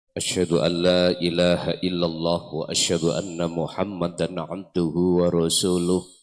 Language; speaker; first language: Indonesian; non-native, local second language; Javanese